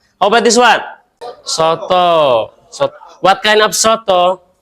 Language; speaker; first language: English; non-native, fluent; Indonesian